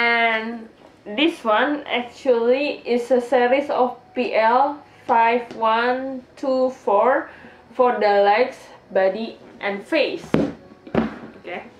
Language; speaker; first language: English; non-native, learner; Indonesian